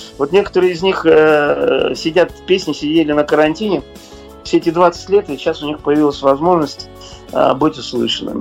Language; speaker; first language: Russian; native; Russian